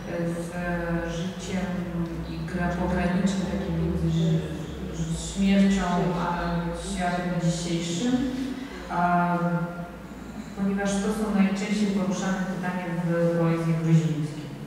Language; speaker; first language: Polish; non-native, fluent; Georgian